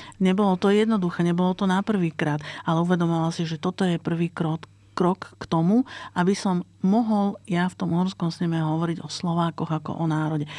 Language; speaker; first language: Slovak; native; Slovak